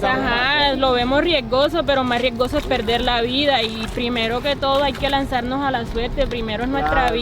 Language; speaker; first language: Spanish; native; Spanish